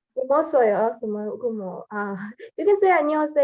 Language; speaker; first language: Korean; non-native, learner; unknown